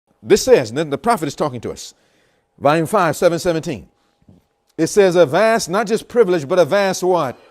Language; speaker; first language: English; native; English